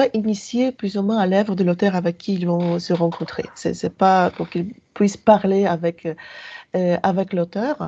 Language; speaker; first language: French; non-native, fluent; Polish